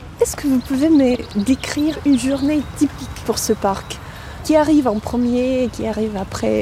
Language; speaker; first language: French; non-native, fluent; Russian